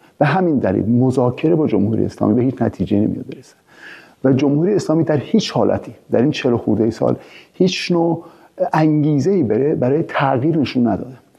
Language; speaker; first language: Persian; early bilingual, heritage; Persian